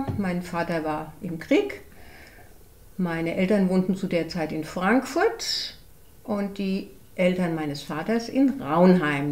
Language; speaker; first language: German; native; German